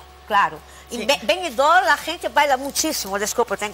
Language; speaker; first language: Spanish; non-native, fluent; Portuguese